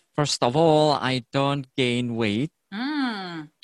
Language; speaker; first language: English; non-native, fluent; Indonesian